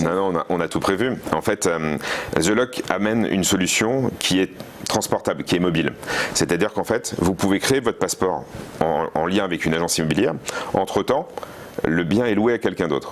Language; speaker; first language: French; native; French